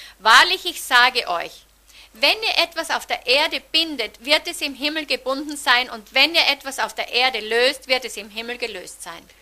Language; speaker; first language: German; native; German